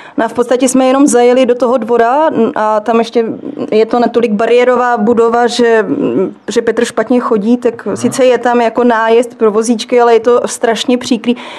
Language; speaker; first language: Czech; native; Czech